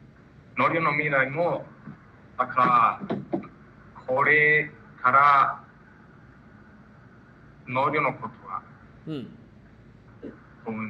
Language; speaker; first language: Japanese; non-native, learner; Spanish